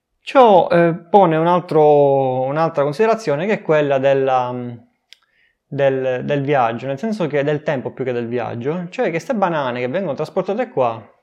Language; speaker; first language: Italian; native; Italian